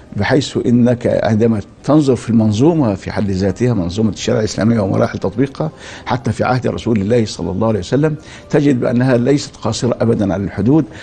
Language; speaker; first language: Arabic; native; Arabic